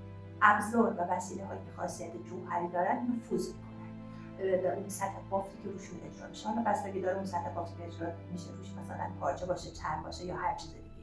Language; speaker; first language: Persian; native; Persian